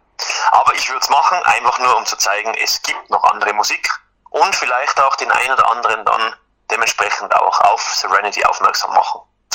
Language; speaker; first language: German; native; German